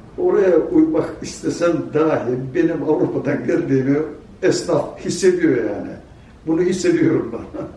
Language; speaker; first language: Turkish; native; Turkish